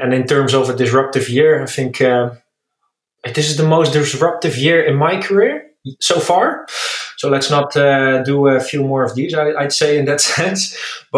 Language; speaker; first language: English; non-native, fluent; Dutch